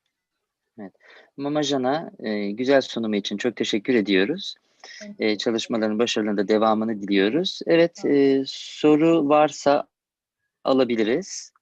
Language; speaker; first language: Turkish; native; Turkish